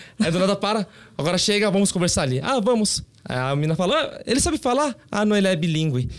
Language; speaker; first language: Portuguese; early bilingual, other home language; Korean